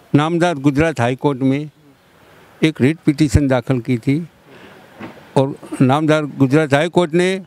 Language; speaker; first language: Hindi; non-native, local second language; Gujarati